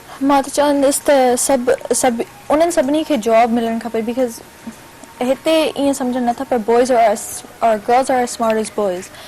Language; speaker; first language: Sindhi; early bilingual, heritage; Sindhi